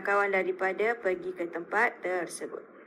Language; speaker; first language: Malay; native; Malay